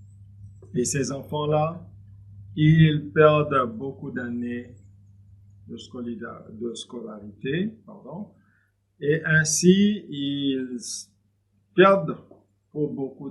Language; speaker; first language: French; non-native, local second language; Haitian Creole